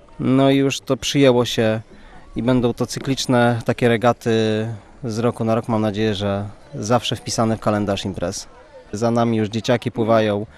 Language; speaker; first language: Polish; native; Polish